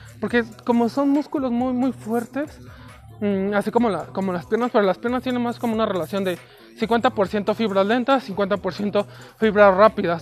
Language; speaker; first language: Spanish; native; Spanish